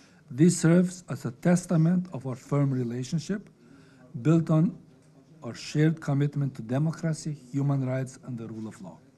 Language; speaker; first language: English; non-native, fluent; Albanian